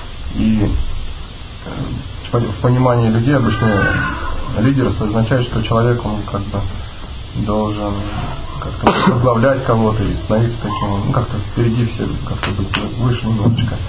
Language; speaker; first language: Russian; native; Russian